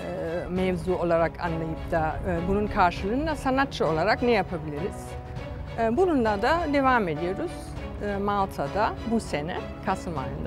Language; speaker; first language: Turkish; non-native, fluent; German